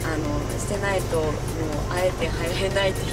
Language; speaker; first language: Japanese; non-native, fluent; Chinese